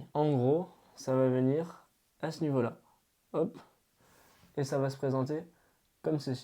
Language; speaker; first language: French; native; French